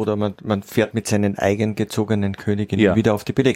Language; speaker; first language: German; native; German